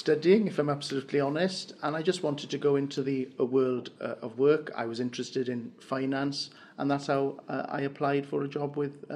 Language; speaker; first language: English; non-native, local second language; Welsh